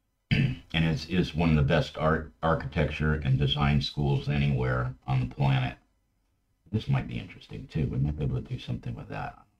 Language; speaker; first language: English; native; English